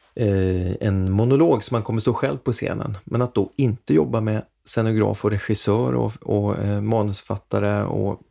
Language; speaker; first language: Swedish; native; Swedish